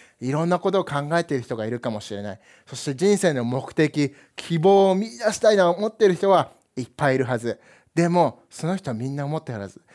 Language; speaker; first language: Japanese; early bilingual, heritage; Japanese